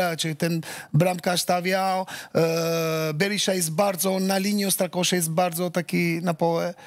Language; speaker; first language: Polish; non-native, learner; Albanian